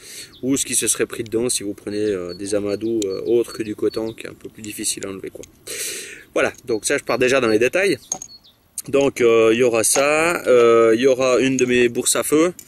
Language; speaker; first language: French; native; French